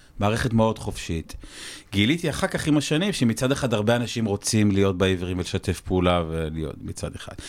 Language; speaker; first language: Hebrew; native; Hebrew